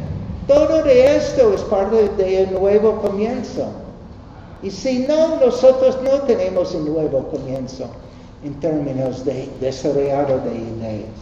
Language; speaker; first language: Spanish; non-native, learner; English